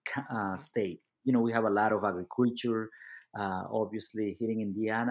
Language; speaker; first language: English; non-native, fluent; Spanish